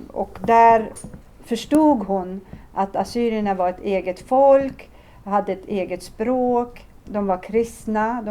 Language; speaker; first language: Swedish; early bilingual, other home language; Assyrian Neo-Aramaic